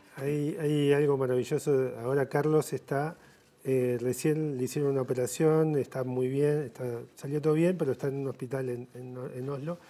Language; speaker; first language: Spanish; native; Spanish